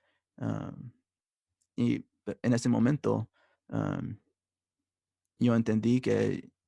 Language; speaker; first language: Spanish; early bilingual, heritage; Spanish